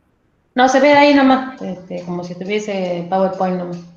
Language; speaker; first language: Spanish; native; Spanish